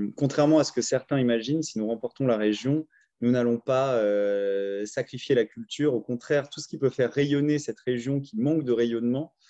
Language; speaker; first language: French; native; French